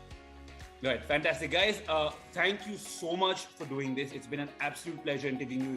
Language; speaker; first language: English; non-native, local second language; Hindi